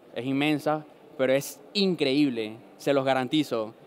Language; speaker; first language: Spanish; native; Spanish